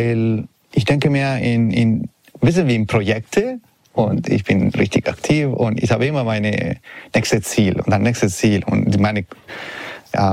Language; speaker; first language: German; non-native, learner; Italian